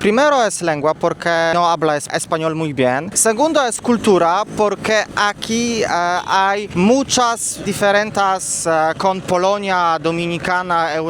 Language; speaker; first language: Spanish; non-native, learner; Polish